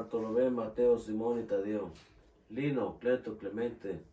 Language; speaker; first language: Spanish; native; Spanish